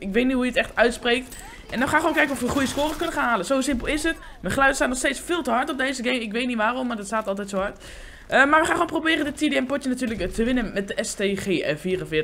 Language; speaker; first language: Dutch; native; Dutch